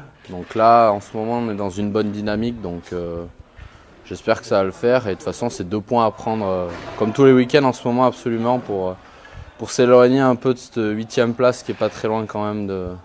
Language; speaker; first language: French; native; French